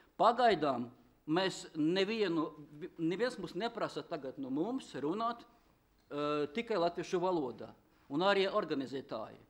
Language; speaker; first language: Latvian; non-native, local second language; Russian